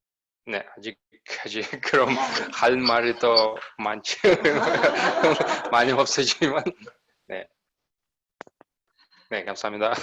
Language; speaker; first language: Korean; non-native, learner; Uzbek